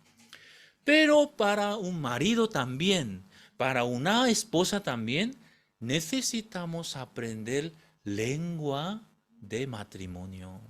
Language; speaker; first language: Spanish; non-native, fluent; Korean